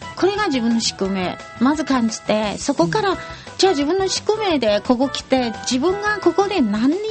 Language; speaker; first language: Japanese; non-native, fluent; Chinese